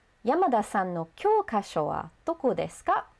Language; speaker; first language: Japanese; non-native, fluent; English